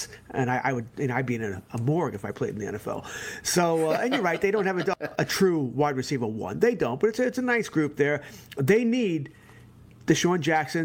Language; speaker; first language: English; native; English